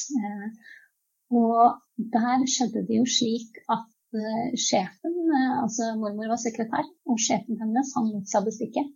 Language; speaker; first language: Norwegian; early bilingual, other home language; Czech